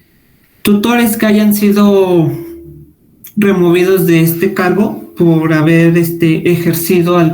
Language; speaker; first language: Spanish; native; Spanish